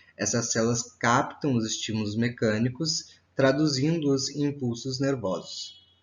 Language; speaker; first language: Portuguese; native; Portuguese